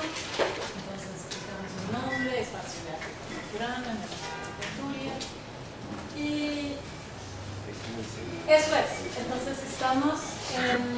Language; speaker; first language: Spanish; non-native, learner; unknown